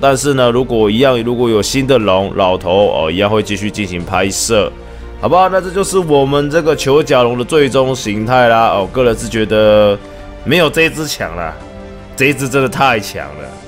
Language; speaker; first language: Chinese; native; Chinese